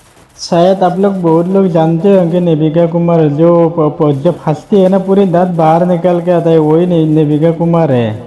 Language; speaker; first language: Hindi; non-native, local second language; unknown